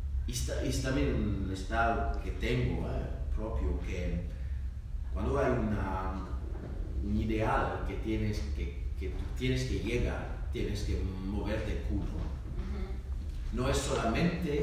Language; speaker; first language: Spanish; non-native, learner; French